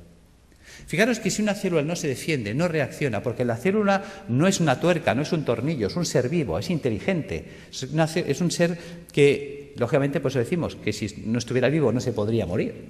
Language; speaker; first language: Spanish; native; Spanish